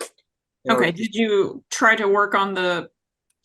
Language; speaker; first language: English; native; English